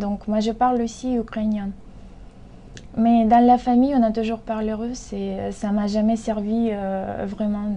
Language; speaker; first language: French; non-native, fluent; Russian